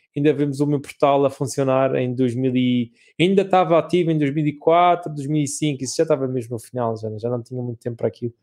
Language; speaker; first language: Portuguese; native; Portuguese